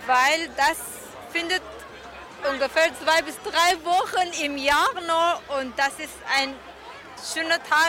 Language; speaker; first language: German; non-native, learner; Persian